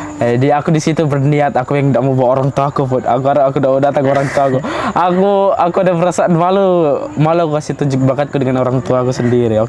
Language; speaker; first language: Malay; early bilingual, other home language; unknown